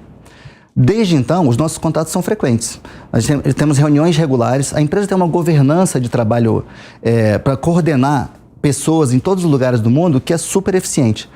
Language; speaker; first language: Portuguese; native; Portuguese